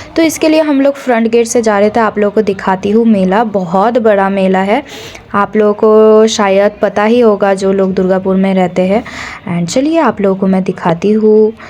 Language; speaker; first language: Hindi; non-native, local second language; Bangla